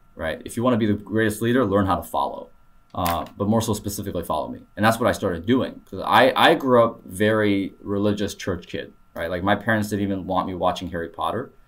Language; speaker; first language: English; early bilingual, other home language; Korean